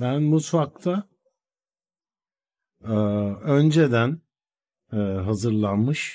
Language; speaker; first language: Turkish; native; Turkish